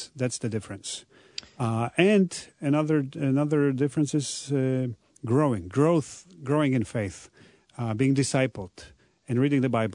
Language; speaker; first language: English; non-native, fluent; Polish